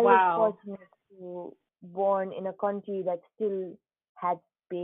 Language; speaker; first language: English; non-native, local second language; Nepali